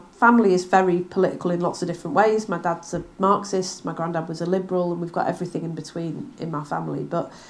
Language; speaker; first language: English; native; English